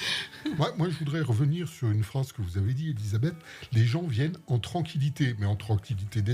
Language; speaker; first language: French; native; French